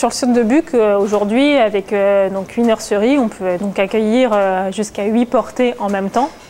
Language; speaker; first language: French; native; French